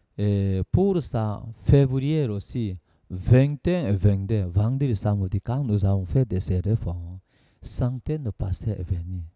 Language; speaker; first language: French; non-native, learner; Korean